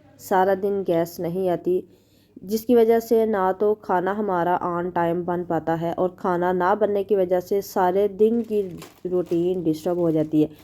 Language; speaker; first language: Urdu; native; Urdu